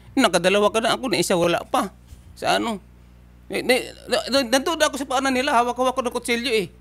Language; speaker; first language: Filipino; native; Filipino